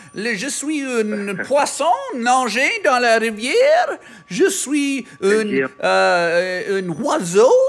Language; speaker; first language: French; non-native, learner; English